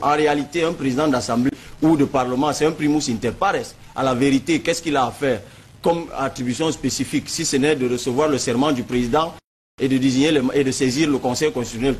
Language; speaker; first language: French; non-native, local second language; Basaa